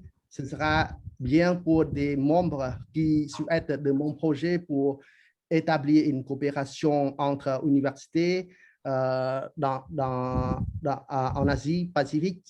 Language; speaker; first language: French; non-native, learner; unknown